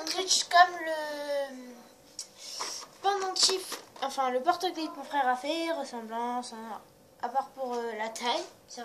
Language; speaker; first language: French; native; French